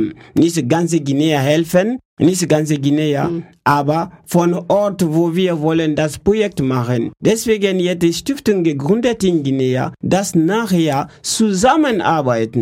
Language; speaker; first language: German; non-native, learner; French